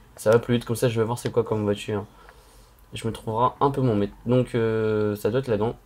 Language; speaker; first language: French; native; French